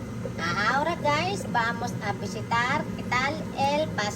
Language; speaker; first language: Spanish; non-native, learner; Filipino